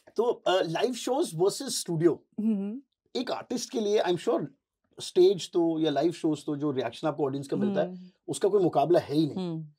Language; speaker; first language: Hindi; native; Hindi